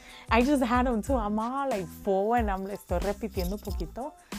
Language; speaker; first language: English; early bilingual, other home language; Spanish